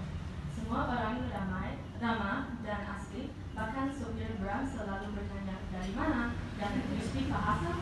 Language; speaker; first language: Indonesian; non-native, learner; English